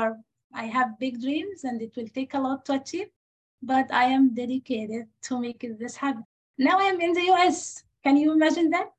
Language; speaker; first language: English; non-native, fluent; Arabic